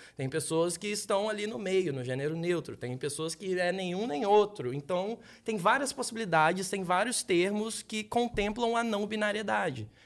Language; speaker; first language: Portuguese; native; Portuguese